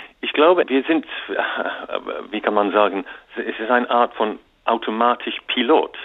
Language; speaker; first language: German; non-native, learner; English